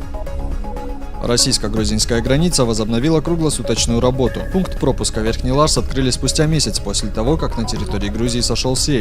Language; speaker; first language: Russian; native; Russian